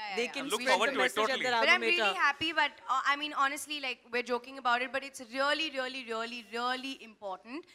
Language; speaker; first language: English; non-native, local second language; Hindi